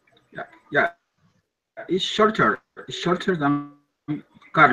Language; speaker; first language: English; non-native, learner; Spanish